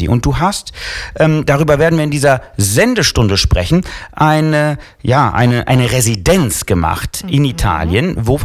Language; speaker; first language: German; non-native, fluent; Italian